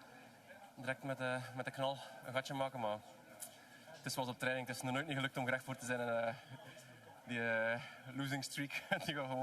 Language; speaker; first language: Dutch; native; Dutch